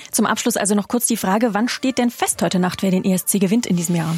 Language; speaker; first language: German; native; German